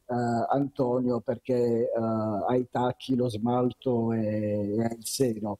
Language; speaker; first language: Italian; native; Italian